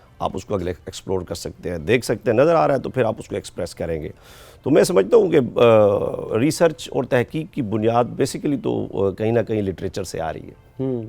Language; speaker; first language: Urdu; non-native, local second language; Saraiki